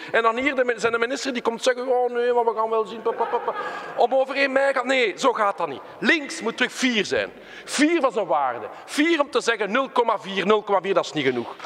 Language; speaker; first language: Dutch; non-native, local second language; French